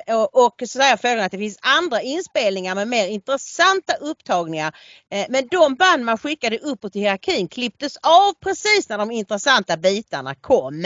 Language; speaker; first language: Swedish; native; Swedish